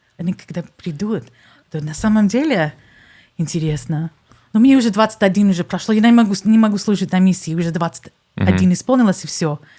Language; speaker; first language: Russian; non-native, fluent; English